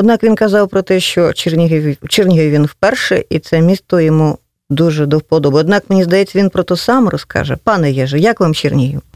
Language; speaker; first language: Ukrainian; native; Ukrainian